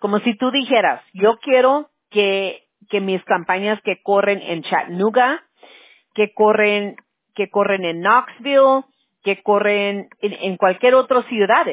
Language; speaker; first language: Spanish; early bilingual, heritage; Spanish